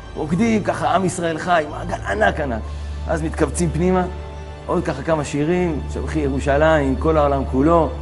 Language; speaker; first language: Hebrew; native; Hebrew